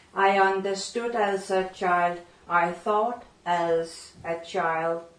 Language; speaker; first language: English; non-native, fluent; Danish